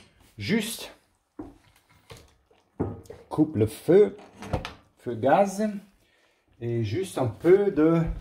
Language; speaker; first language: French; non-native, learner; German